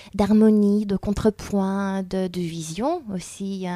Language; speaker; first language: French; non-native, fluent; Romanian